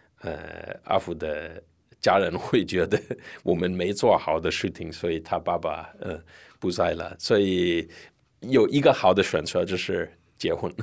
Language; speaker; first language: Chinese; non-native, fluent; Danish